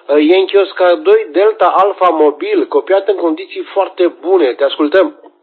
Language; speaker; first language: Romanian; native; Romanian